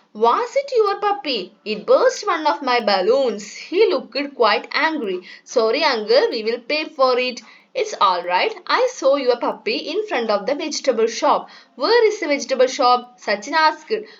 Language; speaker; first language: English; non-native, local second language; Malayalam